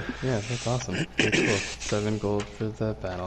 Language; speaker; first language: English; native; English